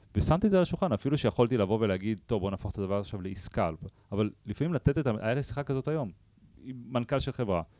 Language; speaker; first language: Hebrew; native; Hebrew